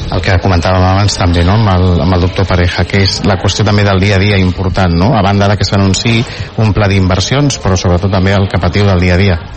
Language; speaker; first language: Catalan; native; Catalan